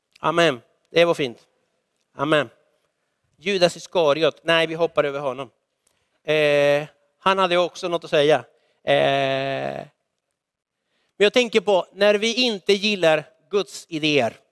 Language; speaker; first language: Swedish; non-native, fluent; Spanish